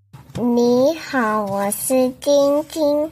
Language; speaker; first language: Chinese; early bilingual, heritage; Chinese